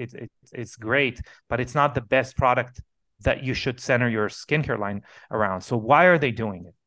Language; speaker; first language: English; non-native, fluent; Hebrew